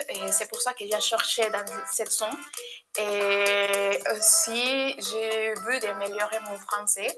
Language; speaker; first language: French; non-native, learner; Spanish